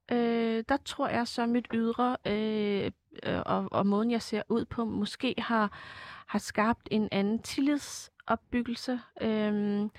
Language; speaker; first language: Danish; early bilingual, other home language; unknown